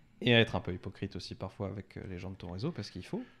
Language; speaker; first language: French; native; French